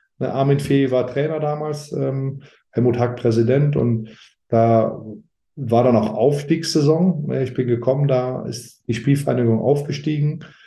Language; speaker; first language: German; early bilingual, other home language; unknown